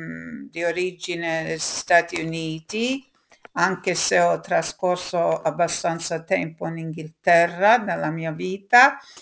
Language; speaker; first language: Italian; non-native, fluent; English